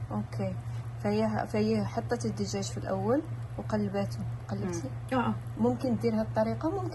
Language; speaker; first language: Arabic; native; Arabic